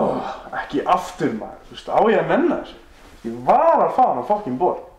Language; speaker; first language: Icelandic; native; Icelandic